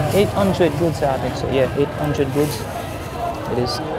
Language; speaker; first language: English; non-native, fluent; Haitian Creole